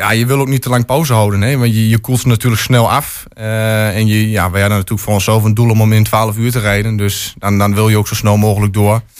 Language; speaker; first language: Dutch; native; Dutch